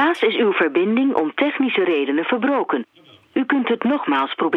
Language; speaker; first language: Dutch; native; Dutch